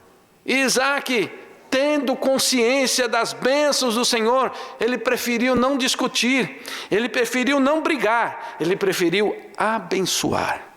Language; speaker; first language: Portuguese; native; Portuguese